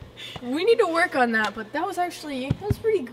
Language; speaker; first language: English; native; English